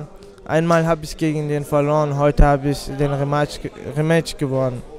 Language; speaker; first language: German; non-native, fluent; Russian